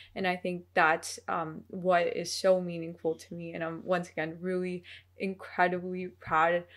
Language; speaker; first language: English; early bilingual, other home language; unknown